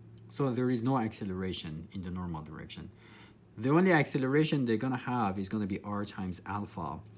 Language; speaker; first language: English; non-native, fluent; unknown